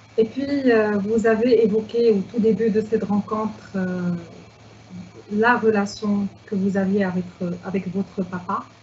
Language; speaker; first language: French; non-native, local second language; Arabic